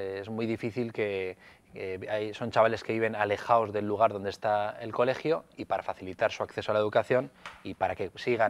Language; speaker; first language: Spanish; native; Spanish